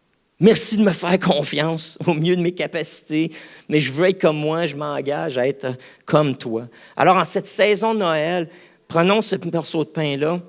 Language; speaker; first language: French; native; French